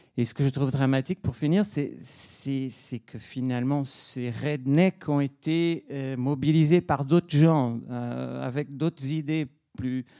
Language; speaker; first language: French; non-native, fluent; Portuguese